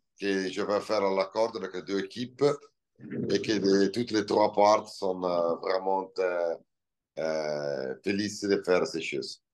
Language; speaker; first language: French; non-native, learner; Italian